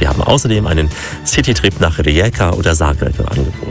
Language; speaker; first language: German; native; German